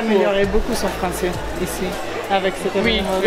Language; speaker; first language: French; non-native, learner; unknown